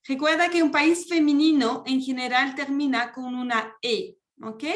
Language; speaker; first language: Spanish; non-native, fluent; French